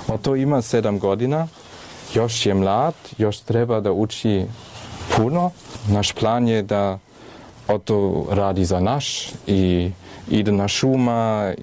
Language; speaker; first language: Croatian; early bilingual, heritage; German